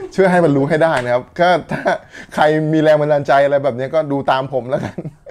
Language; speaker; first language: Thai; native; Thai